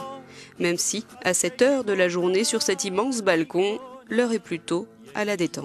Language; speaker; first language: French; native; French